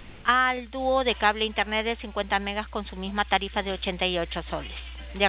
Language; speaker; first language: Spanish; native; Spanish